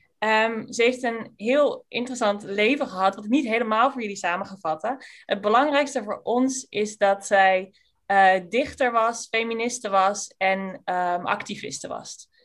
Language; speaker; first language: Dutch; native; Dutch